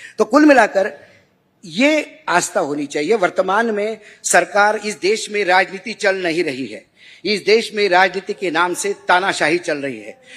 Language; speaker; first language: Hindi; non-native, local second language; Marathi